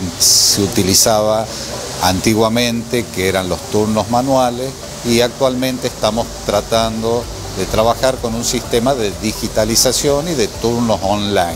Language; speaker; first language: Spanish; native; Spanish